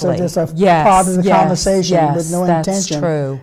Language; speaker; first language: English; native; English